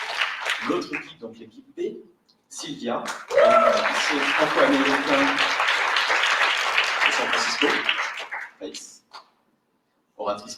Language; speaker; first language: French; native; French